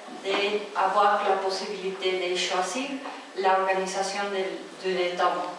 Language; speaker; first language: French; non-native, learner; Spanish